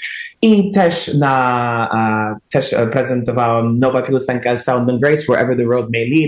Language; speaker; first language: Polish; early bilingual, heritage; English